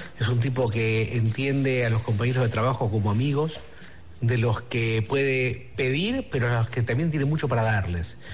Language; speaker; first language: Spanish; native; Spanish